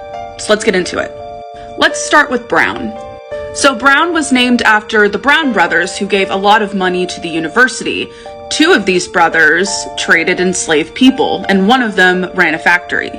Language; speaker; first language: English; native; English